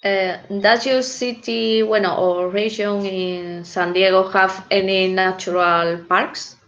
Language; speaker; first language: English; non-native, learner; Spanish